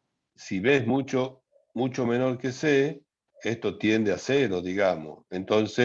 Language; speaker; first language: Spanish; native; Spanish